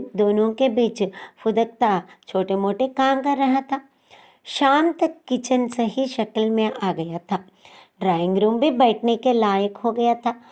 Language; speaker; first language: Hindi; non-native, local second language; Telugu